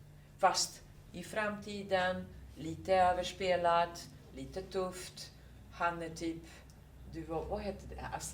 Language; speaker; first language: Swedish; non-native, fluent; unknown